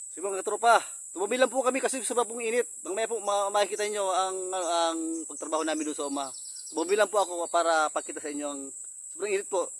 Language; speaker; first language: Filipino; non-native, local second language; Bikol